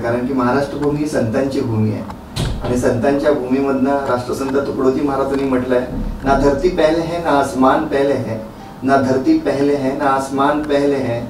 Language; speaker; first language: Hindi; non-native, local second language; Marathi